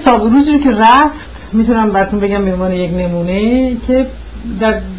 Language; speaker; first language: Persian; early bilingual, heritage; Persian